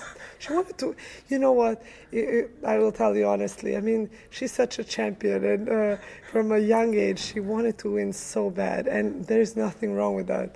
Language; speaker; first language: English; early bilingual, other home language; Serbian